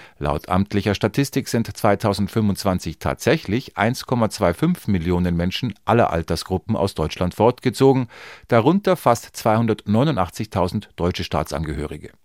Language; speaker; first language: German; native; German